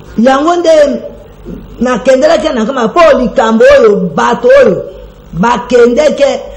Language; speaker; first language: Lingala; non-native, local second language; Kongo